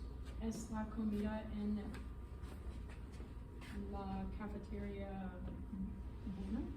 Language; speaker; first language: Spanish; non-native, learner; English